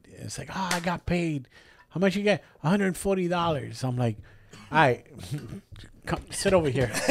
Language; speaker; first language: English; non-native, local second language; Spanish